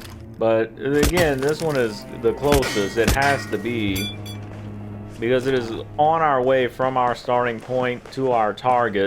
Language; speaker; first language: English; native; English